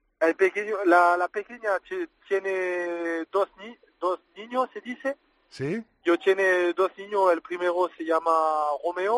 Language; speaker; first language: Spanish; non-native, learner; French